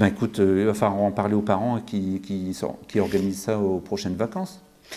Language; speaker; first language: French; native; French